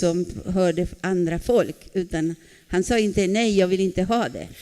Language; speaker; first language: Swedish; non-native, fluent; Spanish